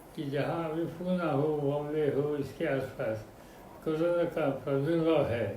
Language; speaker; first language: Hindi; non-native, local second language; Marathi